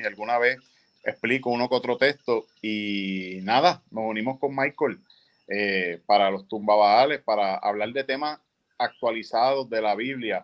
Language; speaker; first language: Spanish; native; Spanish